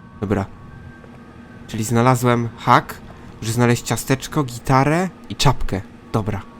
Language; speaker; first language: Polish; native; Polish